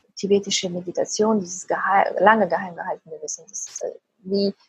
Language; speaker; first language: German; native; German